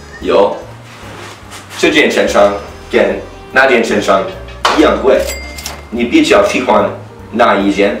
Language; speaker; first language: Chinese; non-native, learner; English